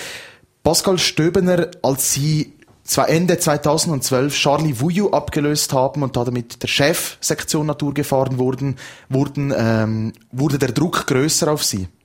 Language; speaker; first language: German; native; German